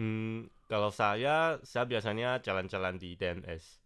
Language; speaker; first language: Indonesian; non-native, fluent; Chinese